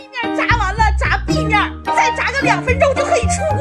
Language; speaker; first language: Chinese; native; Chinese